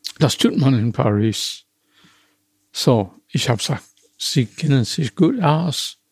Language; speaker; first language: German; non-native, fluent; English